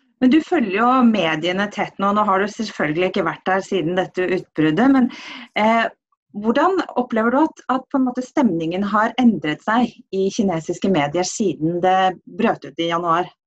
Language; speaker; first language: Norwegian; native; Norwegian